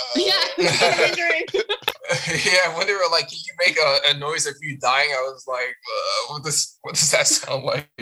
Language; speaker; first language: English; non-native, fluent; French